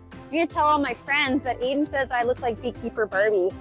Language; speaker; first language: English; native; English